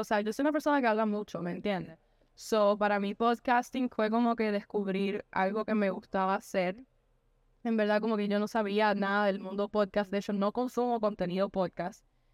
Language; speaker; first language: Spanish; early bilingual, heritage; Spanish